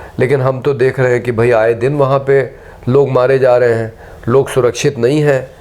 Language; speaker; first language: Hindi; native; Hindi